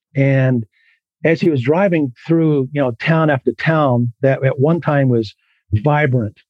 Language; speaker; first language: English; native; English